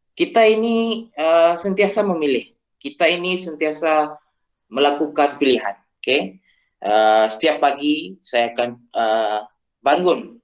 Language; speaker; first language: Malay; non-native, local second language; Iban